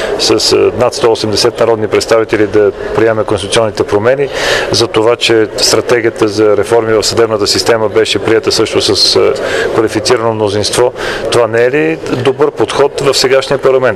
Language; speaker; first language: Bulgarian; native; Bulgarian